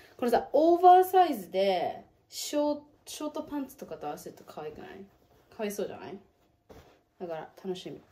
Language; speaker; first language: Japanese; native; Japanese